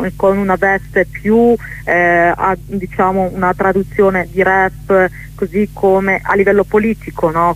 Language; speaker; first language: Italian; early bilingual, other home language; Arabic